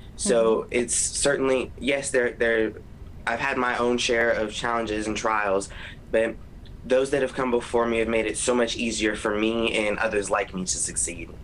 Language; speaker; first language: English; native; English